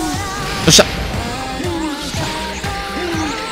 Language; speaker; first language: Japanese; native; Japanese